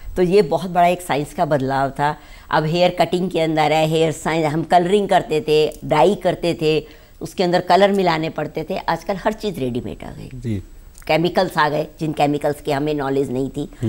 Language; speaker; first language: Hindi; native; Hindi